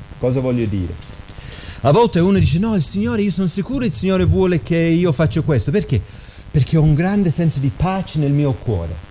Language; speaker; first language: Italian; non-native, fluent; English